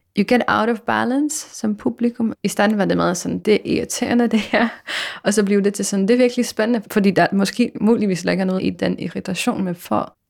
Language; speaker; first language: Danish; non-native, fluent; Polish